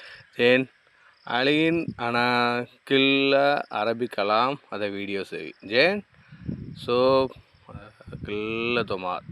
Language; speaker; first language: Arabic; non-native, learner; Tamil